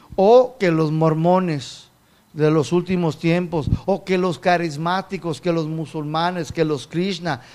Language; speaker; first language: Spanish; non-native, fluent; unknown